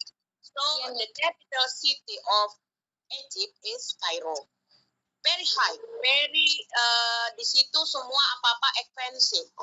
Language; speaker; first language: English; non-native, learner; Indonesian